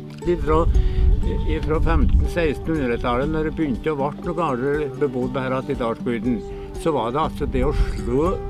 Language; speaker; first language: Norwegian; native; Norwegian